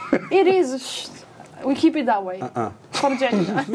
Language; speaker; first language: English; non-native, fluent; Arabic